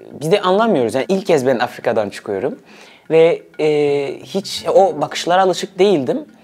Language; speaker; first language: Turkish; early bilingual, other home language; Swahili